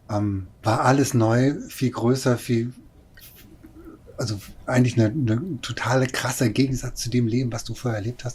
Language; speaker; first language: German; native; German